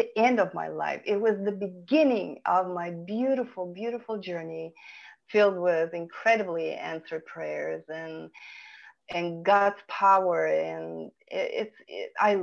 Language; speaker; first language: English; non-native, fluent; Lithuanian